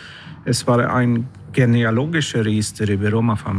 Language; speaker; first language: German; non-native, learner; Swedish